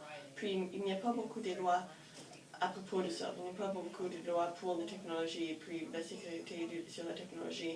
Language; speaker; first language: French; non-native, learner; English